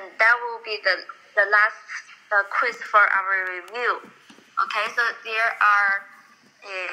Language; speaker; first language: English; non-native, fluent; Chinese